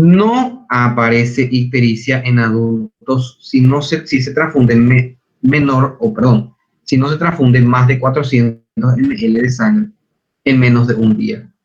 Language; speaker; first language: Spanish; native; Spanish